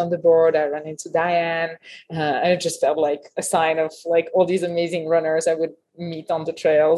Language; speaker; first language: English; non-native, fluent; French